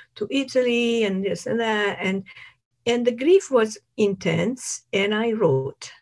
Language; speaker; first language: English; non-native, fluent; Italian